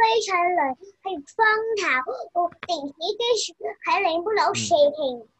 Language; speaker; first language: Cantonese; early bilingual, other home language; Chinese